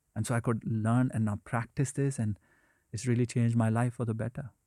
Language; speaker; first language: English; non-native, local second language; Hindi